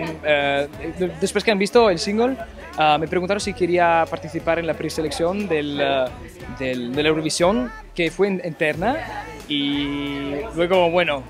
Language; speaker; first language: Spanish; non-native, fluent; German